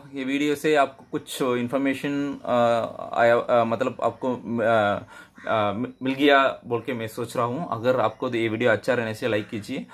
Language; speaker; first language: Hindi; non-native, local second language; Tamil